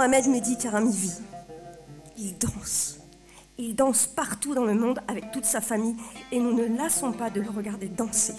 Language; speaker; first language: French; native; French